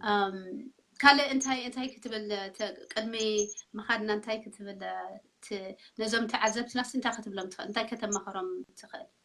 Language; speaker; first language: Tigrinya; early bilingual, heritage; Tigrinya